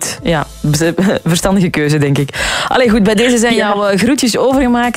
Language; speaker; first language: Dutch; native; Dutch